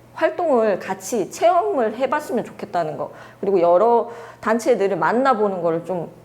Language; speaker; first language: Korean; native; Korean